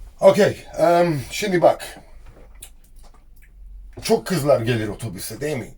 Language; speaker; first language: Turkish; early bilingual, heritage; Turkish